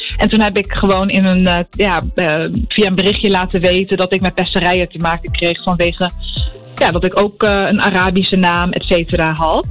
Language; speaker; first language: Dutch; early bilingual, other home language; Arabic